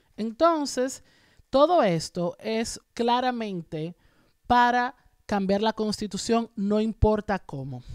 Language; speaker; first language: Spanish; native; Spanish